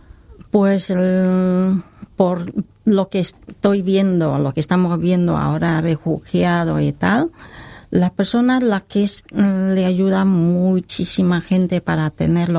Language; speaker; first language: Spanish; non-native, learner; Khmer